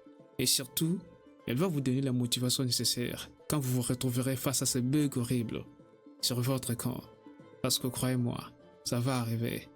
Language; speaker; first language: French; native; French